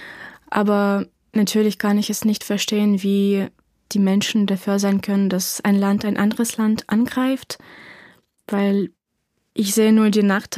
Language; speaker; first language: German; non-native, fluent; Ukrainian